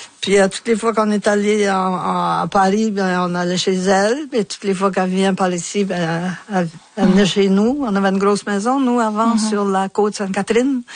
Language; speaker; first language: French; native; French